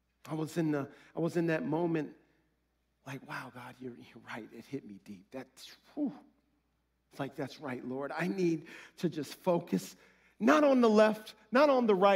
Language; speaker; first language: English; native; English